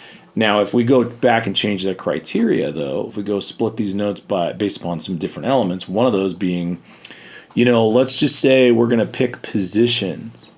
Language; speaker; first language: English; native; English